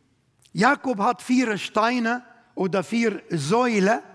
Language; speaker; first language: German; non-native, learner; Arabic